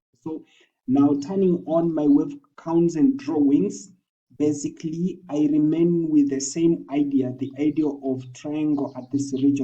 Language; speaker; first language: English; non-native, local second language; Swahili